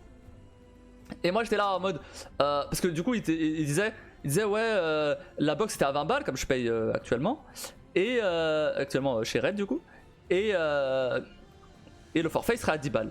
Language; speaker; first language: French; native; French